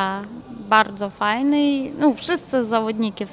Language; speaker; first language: Polish; non-native, learner; Ukrainian